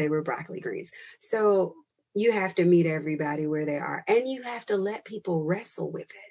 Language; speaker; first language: English; native; English